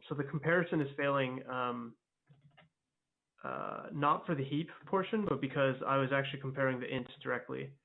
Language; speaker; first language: English; native; English